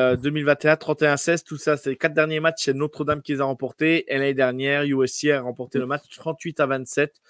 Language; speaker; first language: French; native; French